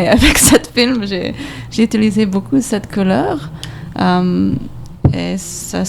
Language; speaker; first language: French; non-native, learner; English